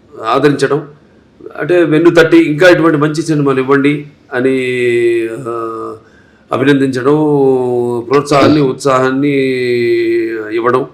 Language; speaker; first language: Telugu; native; Telugu